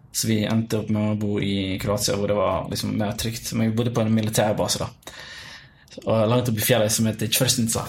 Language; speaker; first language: Norwegian; early bilingual, other home language; Bosnian